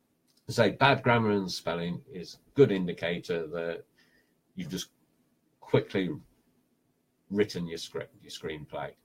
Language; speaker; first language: English; native; English